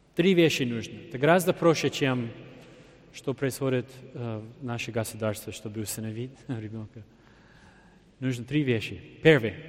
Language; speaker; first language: Russian; non-native, fluent; English